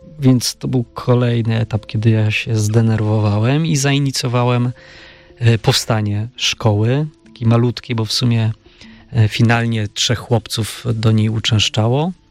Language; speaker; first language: Polish; native; Polish